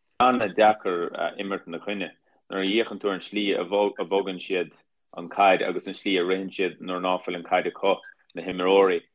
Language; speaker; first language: Irish; native; Irish